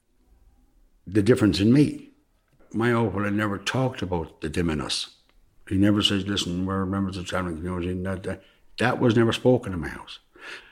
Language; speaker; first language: English; native; English